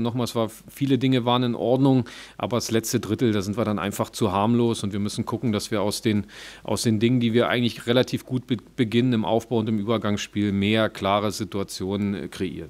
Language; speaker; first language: German; native; German